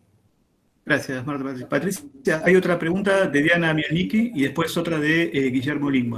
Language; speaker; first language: Spanish; native; Spanish